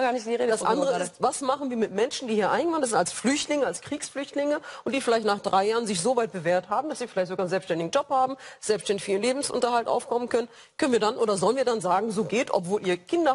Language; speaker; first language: German; early bilingual, other home language; Arabic